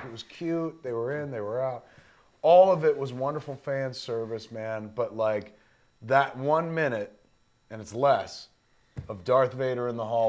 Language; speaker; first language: English; native; English